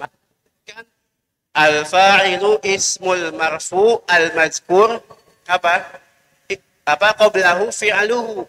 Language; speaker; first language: Arabic; non-native, fluent; Indonesian